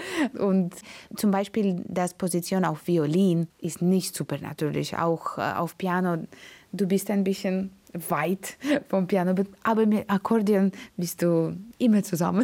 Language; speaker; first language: German; non-native, learner; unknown